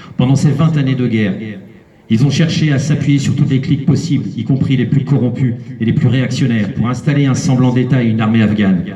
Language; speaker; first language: French; native; French